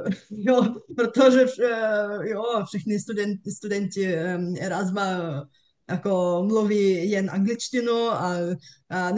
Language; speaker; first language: Czech; non-native, fluent; Bulgarian